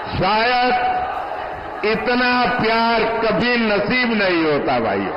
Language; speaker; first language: Hindi; non-native, local second language; Gujarati